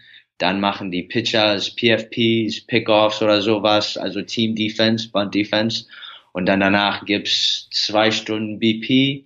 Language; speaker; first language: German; early bilingual, heritage; English